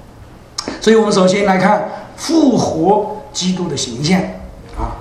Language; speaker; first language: Chinese; native; Chinese